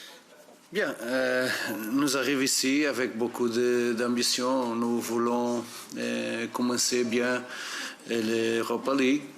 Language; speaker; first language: French; non-native, fluent; Portuguese